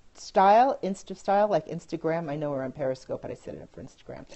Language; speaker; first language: English; native; English